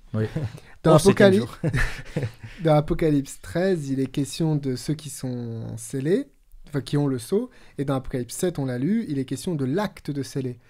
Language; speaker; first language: French; native; French